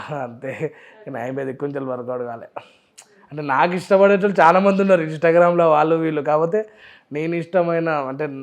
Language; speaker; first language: Telugu; non-native, local second language; Urdu